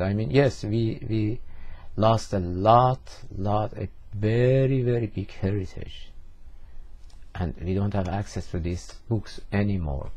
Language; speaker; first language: English; non-native, fluent; Persian